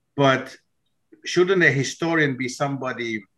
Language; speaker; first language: English; non-native, fluent; German